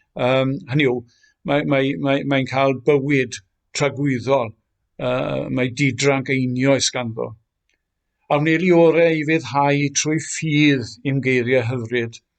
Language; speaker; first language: Welsh; native; Welsh